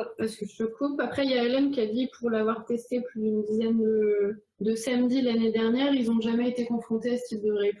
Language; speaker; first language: French; native; French